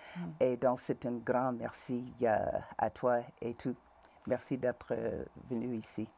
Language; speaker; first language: French; native; French